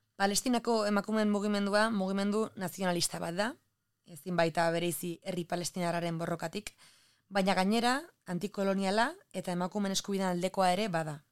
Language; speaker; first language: Basque; native; Basque